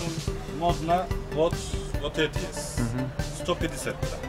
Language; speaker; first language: Russian; non-native, learner; Turkish